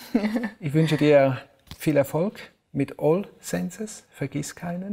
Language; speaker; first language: German; native; German